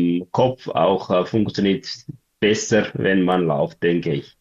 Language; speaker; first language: German; non-native, learner; Tigrinya